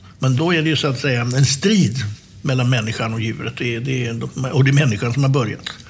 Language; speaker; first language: Swedish; native; Swedish